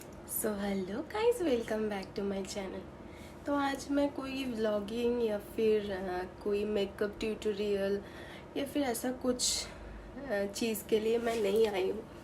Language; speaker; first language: Hindi; non-native, local second language; Bangla